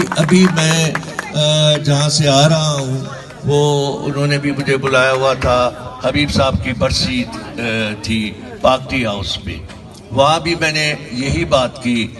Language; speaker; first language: Urdu; non-native, local second language; Sindhi